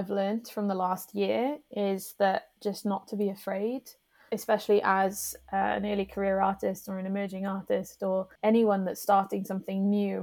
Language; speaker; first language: English; native; English